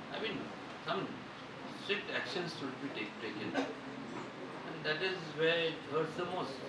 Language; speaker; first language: English; non-native, local second language; Marathi